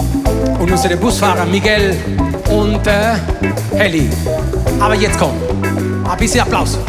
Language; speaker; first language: German; non-native, learner; Spanish